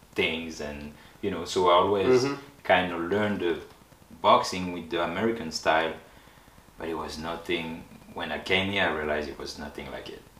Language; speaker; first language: English; non-native, fluent; French